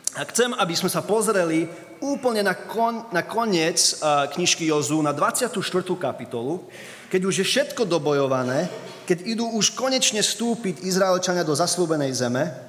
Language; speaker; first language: Slovak; early bilingual, other home language; English